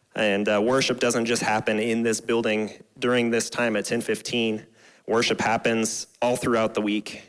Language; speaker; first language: English; native; English